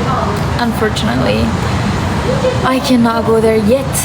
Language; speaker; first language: English; non-native, fluent; Turkish